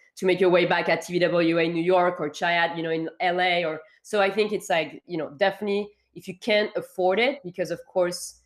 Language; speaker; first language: English; non-native, fluent; French